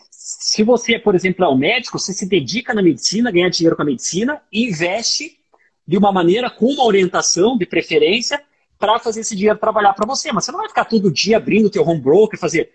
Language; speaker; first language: Portuguese; native; Portuguese